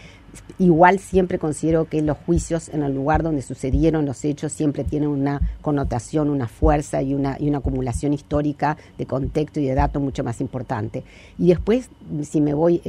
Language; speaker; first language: Spanish; native; Spanish